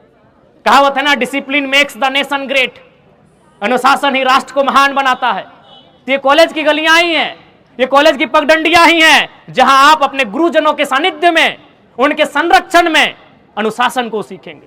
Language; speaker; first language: Hindi; non-native, local second language; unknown